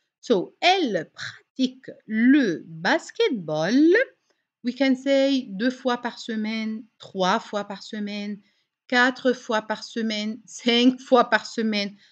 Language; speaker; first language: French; non-native, fluent; Arabic